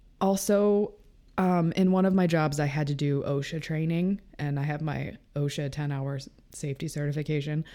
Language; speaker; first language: English; native; English